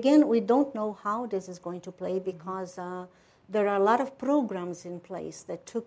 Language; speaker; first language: English; non-native, fluent; Portuguese